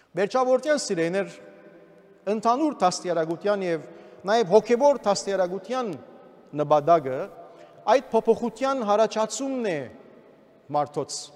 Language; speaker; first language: Armenian; early bilingual, heritage; Armenian